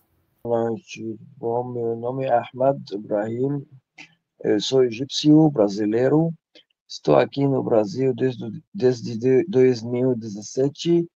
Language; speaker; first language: Portuguese; non-native, learner; Arabic